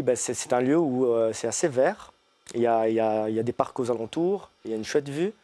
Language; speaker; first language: French; early bilingual, other home language; Italian